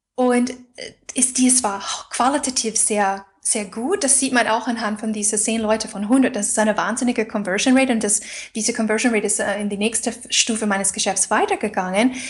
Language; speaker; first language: German; non-native, fluent; English